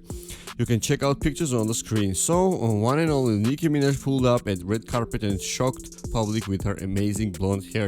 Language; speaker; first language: English; non-native, fluent; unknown